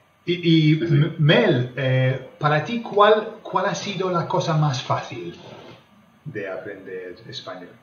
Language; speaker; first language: Spanish; non-native, fluent; English